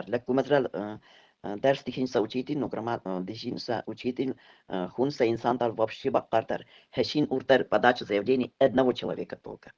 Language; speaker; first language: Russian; non-native, local second language; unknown